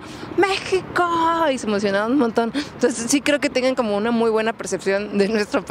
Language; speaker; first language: Spanish; native; Spanish